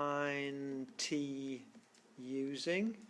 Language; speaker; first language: English; native; English